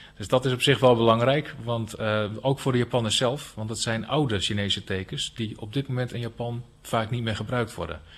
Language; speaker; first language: Dutch; native; Dutch